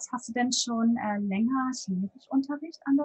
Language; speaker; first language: German; native; German